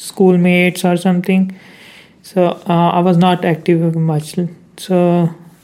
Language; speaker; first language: English; non-native, local second language; Urdu